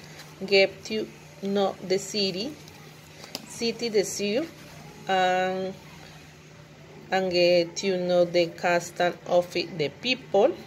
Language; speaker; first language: English; non-native, learner; Spanish